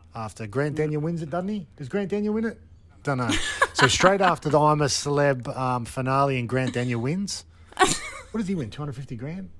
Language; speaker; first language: English; native; English